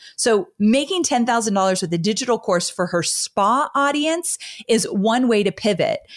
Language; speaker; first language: English; native; English